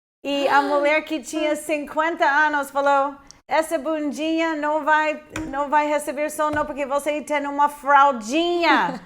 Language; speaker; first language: Portuguese; non-native, fluent; English